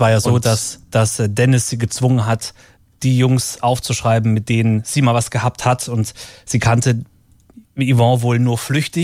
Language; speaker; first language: German; native; German